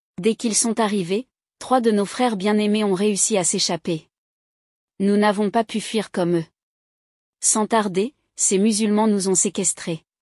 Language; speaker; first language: French; non-native, local second language; Rundi